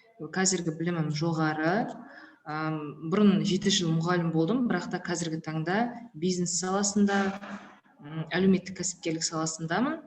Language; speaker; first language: Kazakh; native; Kazakh